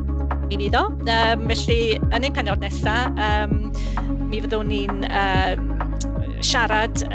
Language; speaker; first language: Welsh; native; Welsh